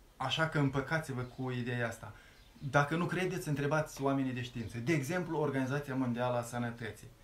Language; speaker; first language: Romanian; native; Romanian